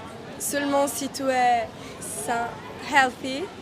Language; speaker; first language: French; non-native, learner; English